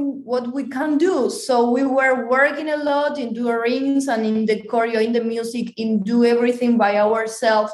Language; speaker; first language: English; non-native, fluent; Spanish